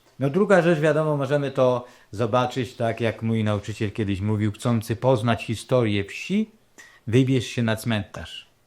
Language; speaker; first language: Polish; non-native, local second language; Rusyn